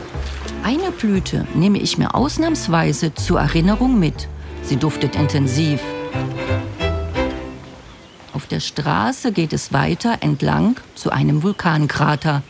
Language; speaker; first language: German; native; German